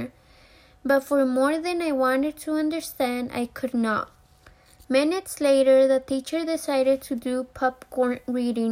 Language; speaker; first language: English; early bilingual, other home language; Spanish